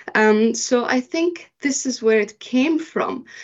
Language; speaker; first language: English; early bilingual, other home language; Arabic